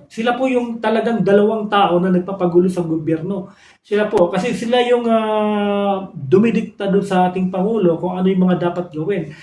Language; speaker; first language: Filipino; non-native, local second language; Cebuano